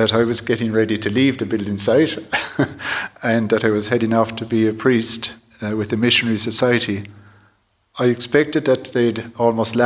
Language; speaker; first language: English; native; English